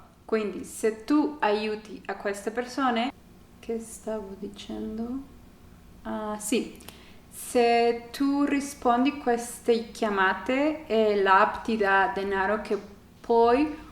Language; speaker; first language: Italian; non-native, learner; Spanish